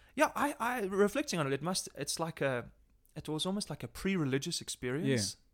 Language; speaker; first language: English; native; English